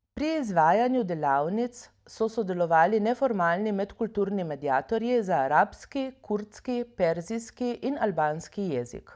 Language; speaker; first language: Slovenian; native; Slovenian